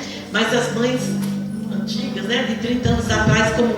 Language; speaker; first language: Portuguese; native; Portuguese